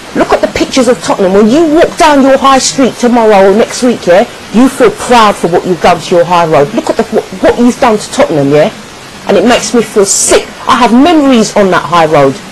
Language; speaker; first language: English; native; English